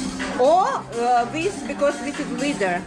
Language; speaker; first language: English; non-native, fluent; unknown